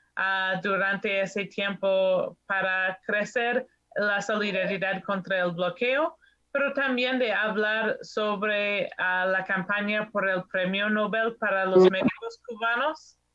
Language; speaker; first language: Spanish; non-native, learner; English